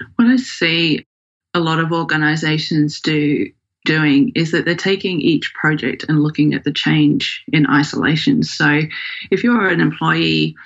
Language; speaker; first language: English; native; English